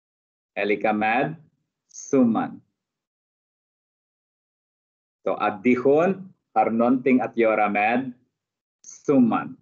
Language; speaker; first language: Swedish; non-native, fluent; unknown